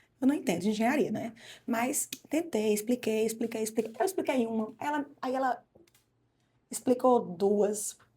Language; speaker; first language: Portuguese; native; Portuguese